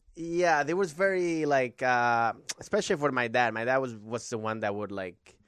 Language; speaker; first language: English; non-native, fluent; Spanish